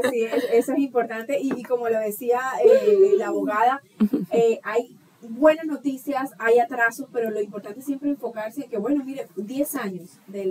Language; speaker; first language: Spanish; native; Spanish